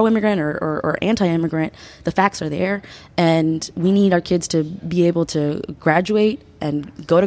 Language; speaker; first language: English; early bilingual, other home language; Spanish